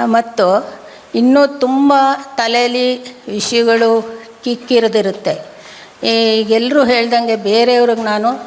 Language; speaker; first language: Kannada; native; Kannada